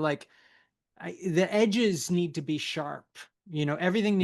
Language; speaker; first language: English; native; English